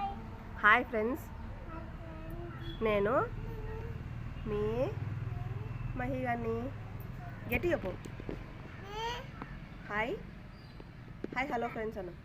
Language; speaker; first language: Telugu; native; Telugu